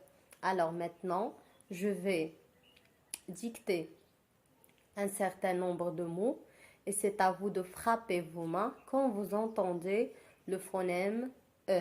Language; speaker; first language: French; non-native, local second language; Arabic